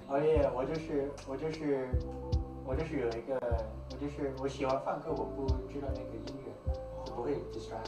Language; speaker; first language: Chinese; early bilingual, heritage; English